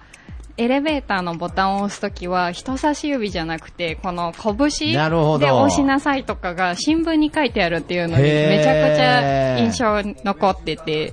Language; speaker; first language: Japanese; native; Japanese